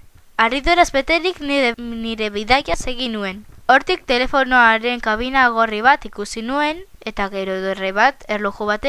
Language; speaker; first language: Basque; non-native, local second language; Spanish